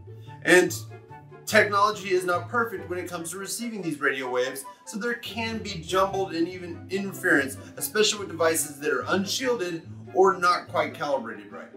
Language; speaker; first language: English; native; English